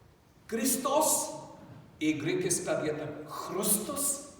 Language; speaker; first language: Swedish; non-native, learner; Urdu